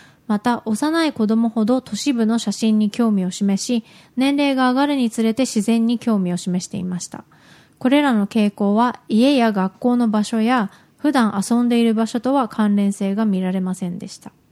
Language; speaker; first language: Japanese; native; Japanese